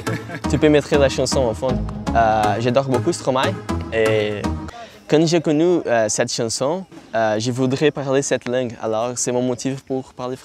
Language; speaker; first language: French; non-native, learner; Portuguese